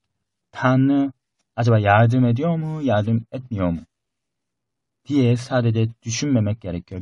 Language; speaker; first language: Turkish; non-native, fluent; Korean